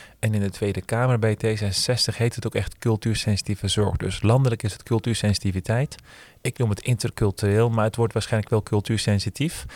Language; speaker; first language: Dutch; early bilingual, other home language; Turkish